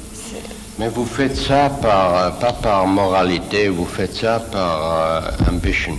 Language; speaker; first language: French; non-native, fluent; Swiss German